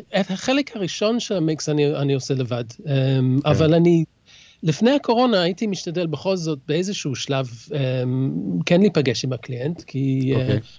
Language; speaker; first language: Hebrew; early bilingual, other home language; English